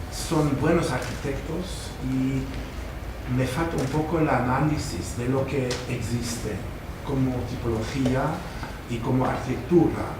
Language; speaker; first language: Spanish; non-native, fluent; German